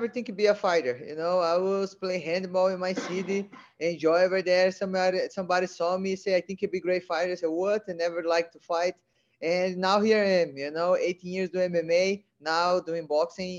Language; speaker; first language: English; non-native, learner; Portuguese